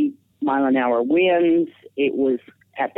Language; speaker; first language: English; native; English